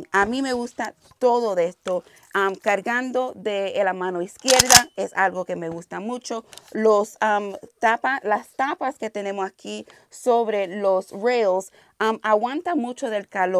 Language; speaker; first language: Spanish; non-native, learner; English